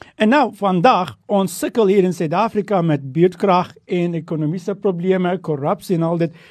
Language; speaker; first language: Afrikaans; non-native, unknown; Turkish